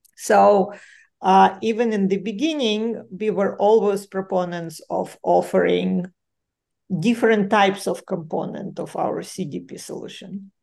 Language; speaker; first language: English; non-native, fluent; Ukrainian